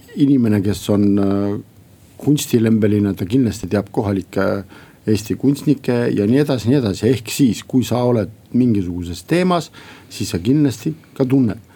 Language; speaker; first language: Estonian; non-native, local second language; Russian